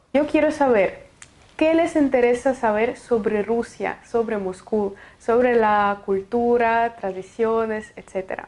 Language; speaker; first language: Spanish; non-native, fluent; Russian